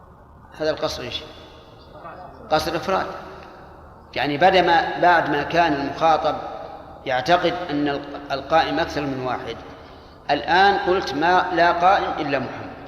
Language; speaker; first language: Arabic; native; Arabic